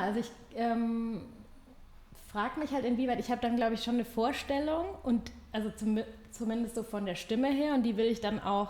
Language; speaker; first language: German; native; German